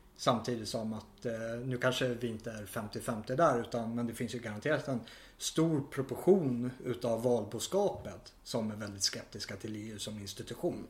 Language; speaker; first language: Swedish; native; Swedish